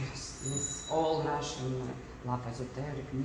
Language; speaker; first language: English; non-native, learner; Russian